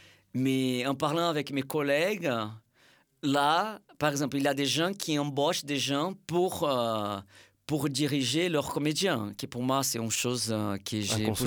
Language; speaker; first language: French; non-native, fluent; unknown